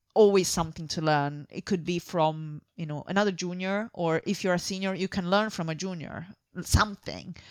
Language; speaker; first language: English; non-native, fluent; Italian